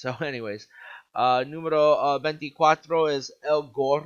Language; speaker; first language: Spanish; non-native, learner; English